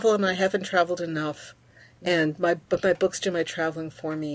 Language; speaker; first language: English; early bilingual, other home language; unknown